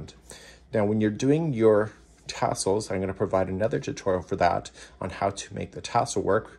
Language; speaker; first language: English; native; English